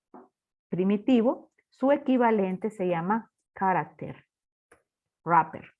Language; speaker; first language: Spanish; native; Spanish